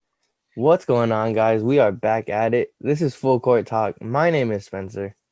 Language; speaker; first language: English; native; English